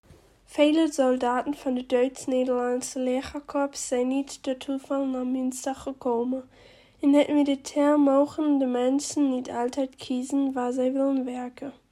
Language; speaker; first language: Dutch; non-native, learner; German